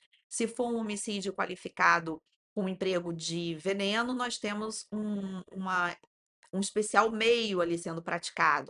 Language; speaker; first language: Portuguese; native; Portuguese